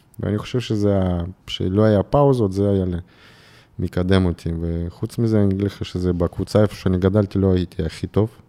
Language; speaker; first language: Hebrew; non-native, fluent; Russian